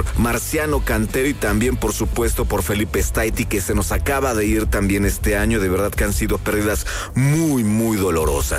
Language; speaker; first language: Spanish; native; Spanish